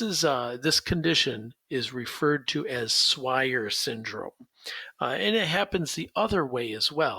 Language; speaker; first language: English; native; English